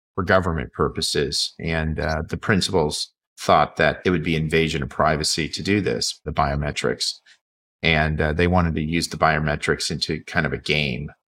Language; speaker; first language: English; native; English